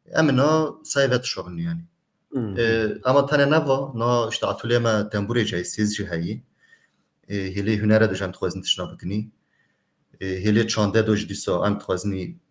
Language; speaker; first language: Kurdish; native; Kurdish